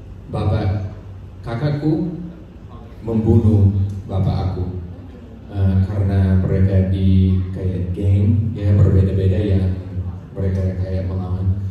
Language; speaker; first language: Indonesian; non-native, fluent; English